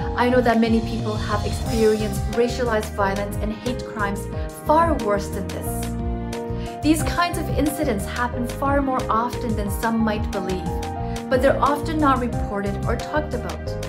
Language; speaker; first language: English; non-native, fluent; Chinese